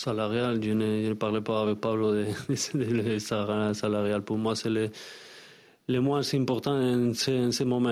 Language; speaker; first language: French; non-native, learner; Spanish